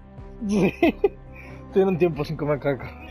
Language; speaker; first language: Spanish; early bilingual, heritage; Spanish